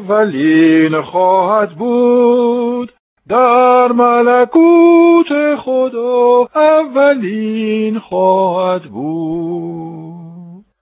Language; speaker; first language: Persian; non-native, fluent; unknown